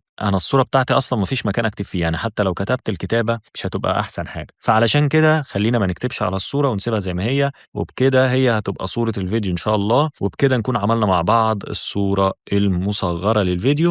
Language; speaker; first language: Arabic; native; Arabic